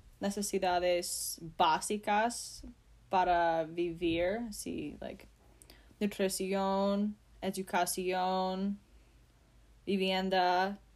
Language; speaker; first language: Spanish; non-native, learner; English